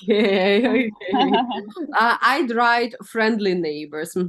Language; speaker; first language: English; non-native, fluent; Russian